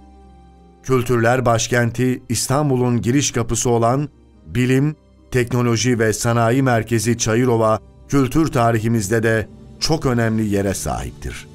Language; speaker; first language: Turkish; native; Turkish